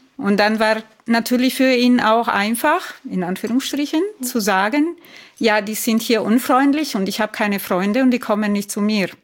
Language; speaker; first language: German; non-native, fluent; Italian